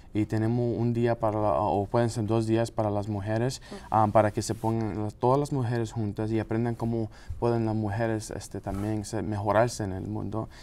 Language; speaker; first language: Spanish; non-native, local second language; English